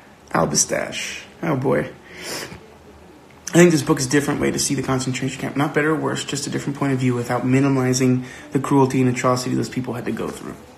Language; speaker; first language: English; early bilingual, other home language; Spanish